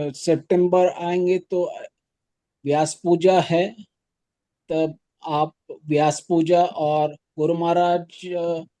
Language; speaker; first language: Hindi; non-native, local second language; Marathi